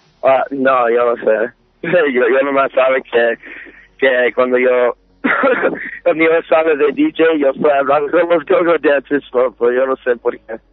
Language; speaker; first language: Spanish; early bilingual, heritage; English